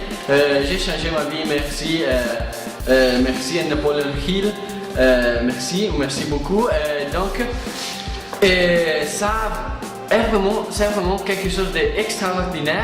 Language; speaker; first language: French; non-native, fluent; Italian